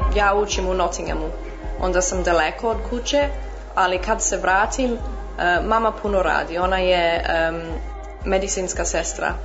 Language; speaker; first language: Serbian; early bilingual, heritage; English